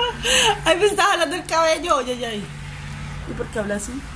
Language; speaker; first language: Spanish; native; Spanish